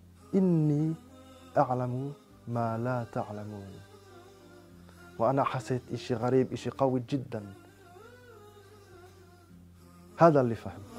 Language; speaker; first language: Arabic; non-native, fluent; French